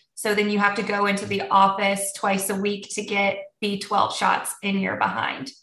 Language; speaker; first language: English; early bilingual, other home language; Polish